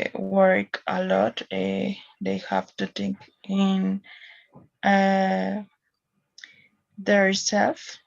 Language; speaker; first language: English; non-native, learner; Spanish